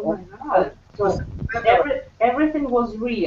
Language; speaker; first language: English; non-native, fluent; Russian